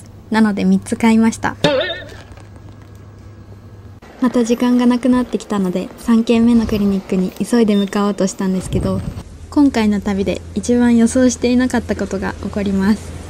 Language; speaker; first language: Japanese; native; Japanese